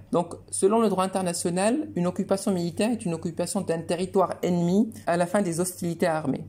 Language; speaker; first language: French; non-native, local second language; Arabic